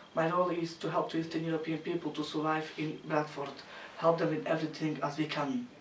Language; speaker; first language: English; non-native, learner; Slovak